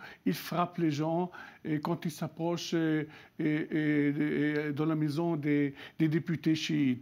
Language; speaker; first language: French; non-native, local second language; Arabic